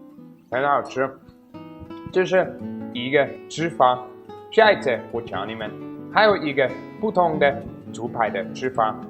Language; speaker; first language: Chinese; non-native, learner; German